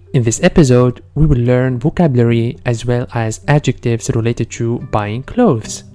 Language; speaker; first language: English; non-native, fluent; Arabic